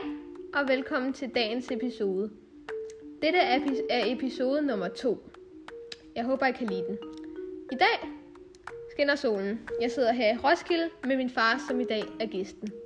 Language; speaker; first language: Danish; native; Danish